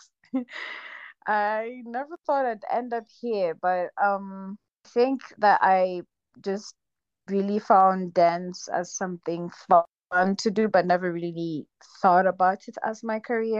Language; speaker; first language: English; non-native, local second language; Kinyarwanda